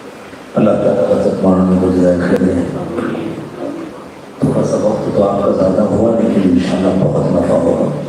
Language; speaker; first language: Urdu; native; Urdu